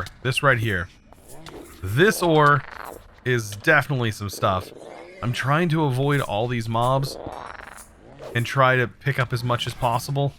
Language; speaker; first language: English; native; English